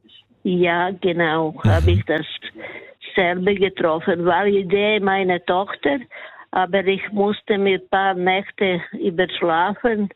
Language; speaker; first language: German; non-native, learner; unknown